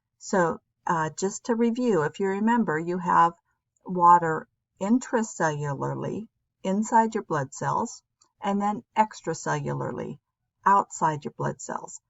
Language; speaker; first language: English; native; English